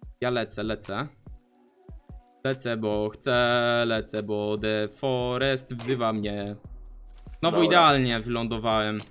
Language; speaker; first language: Polish; native; Polish